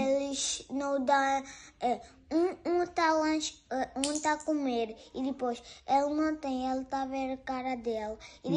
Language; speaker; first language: Portuguese; early bilingual, other home language; Urdu